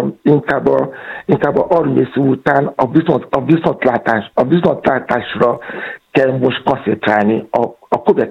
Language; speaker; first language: Hungarian; non-native, fluent; Yoruba